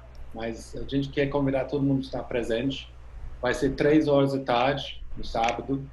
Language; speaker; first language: Portuguese; non-native, fluent; English